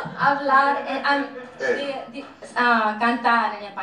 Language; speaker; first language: Spanish; early bilingual, heritage; English